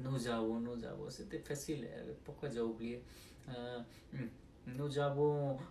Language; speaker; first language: French; non-native, learner; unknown